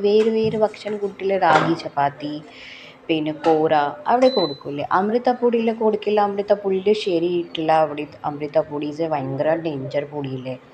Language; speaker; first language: Malayalam; non-native, learner; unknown